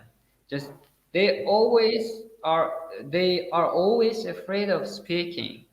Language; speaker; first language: English; non-native, fluent; Uzbek